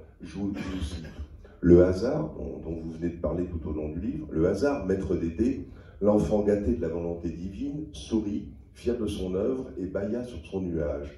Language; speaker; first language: French; native; French